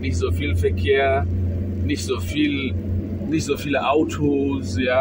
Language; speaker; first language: German; non-native, fluent; Indonesian